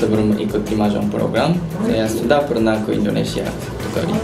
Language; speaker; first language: Indonesian; non-native, learner; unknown